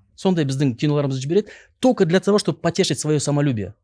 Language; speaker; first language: Russian; non-native, local second language; Kazakh